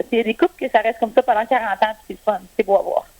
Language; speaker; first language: French; native; French